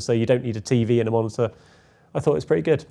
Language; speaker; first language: English; native; English